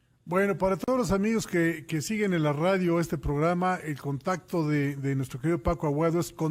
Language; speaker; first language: Spanish; native; Spanish